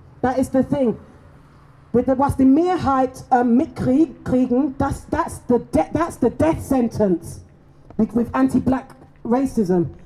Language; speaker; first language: English; native; English